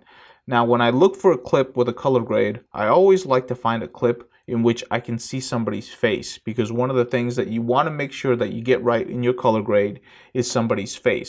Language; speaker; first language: English; native; English